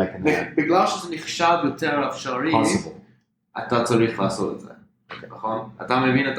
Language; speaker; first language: Hebrew; non-native, fluent; English